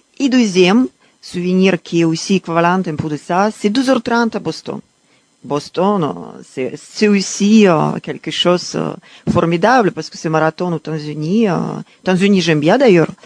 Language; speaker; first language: French; non-native, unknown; Russian